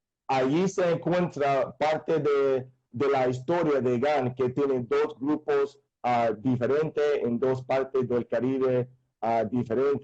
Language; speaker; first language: Spanish; non-native, fluent; English